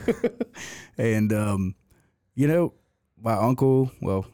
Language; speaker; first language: English; native; English